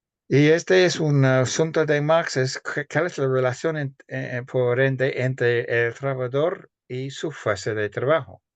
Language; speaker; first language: Spanish; non-native, fluent; English